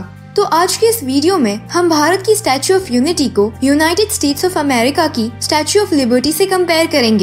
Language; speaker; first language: Hindi; native; Hindi